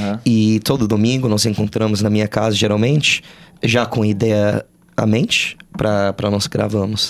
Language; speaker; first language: Portuguese; non-native, fluent; English